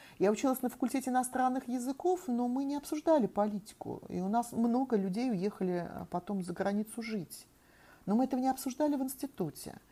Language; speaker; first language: Russian; native; Russian